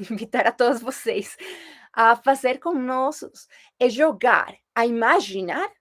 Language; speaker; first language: Portuguese; non-native, fluent; Spanish